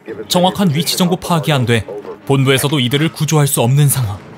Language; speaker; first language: Korean; native; Korean